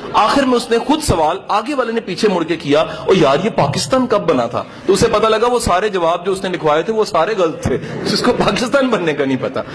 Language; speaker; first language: Urdu; non-native, local second language; Punjabi